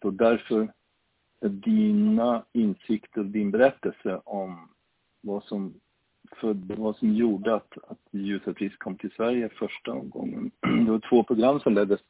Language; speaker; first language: Swedish; native; Swedish